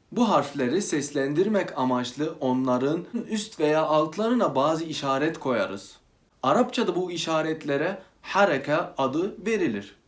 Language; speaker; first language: Turkish; non-native, fluent; Arabic